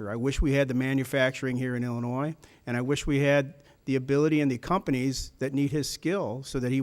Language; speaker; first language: English; early bilingual, other home language; German